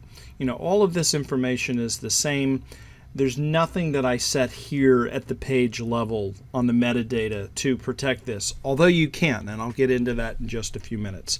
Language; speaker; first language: English; native; English